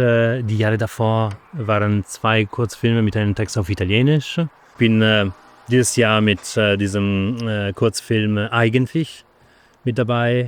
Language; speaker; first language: German; non-native, fluent; Italian